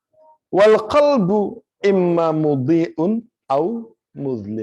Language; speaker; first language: Arabic; non-native, fluent; Javanese